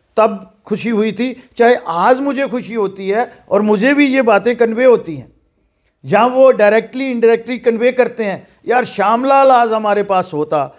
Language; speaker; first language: Hindi; non-native, local second language; Dogri